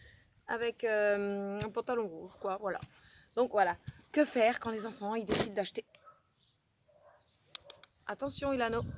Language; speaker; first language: French; native; French